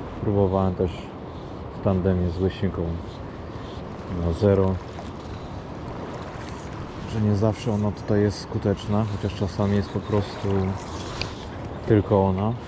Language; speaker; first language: Polish; native; Polish